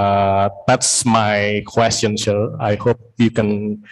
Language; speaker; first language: English; non-native, learner; Indonesian